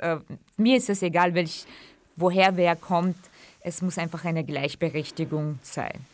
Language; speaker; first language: German; non-native, fluent; Kurdish